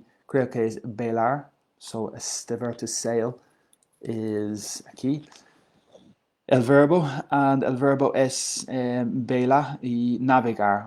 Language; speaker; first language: Spanish; non-native, learner; English